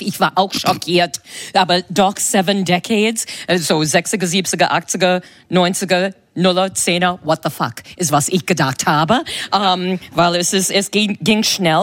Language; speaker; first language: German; non-native, fluent; English